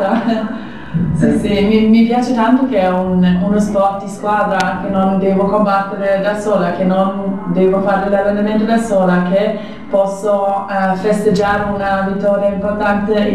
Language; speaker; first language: Italian; non-native, fluent; German